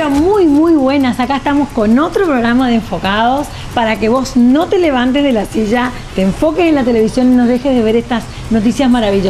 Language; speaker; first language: Spanish; native; Spanish